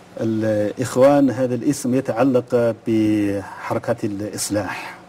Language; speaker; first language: Arabic; non-native, fluent; Chinese